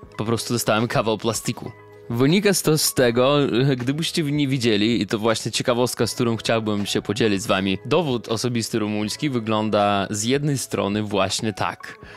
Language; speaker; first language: Polish; non-native, fluent; Russian